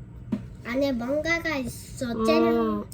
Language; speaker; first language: Korean; early bilingual, heritage; Korean